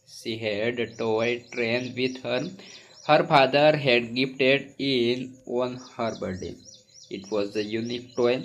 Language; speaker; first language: English; non-native, local second language; Gujarati